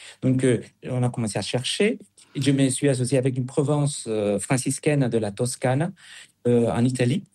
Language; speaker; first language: French; non-native, fluent; Spanish